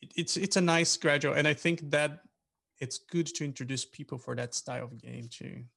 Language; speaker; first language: English; non-native, fluent; Portuguese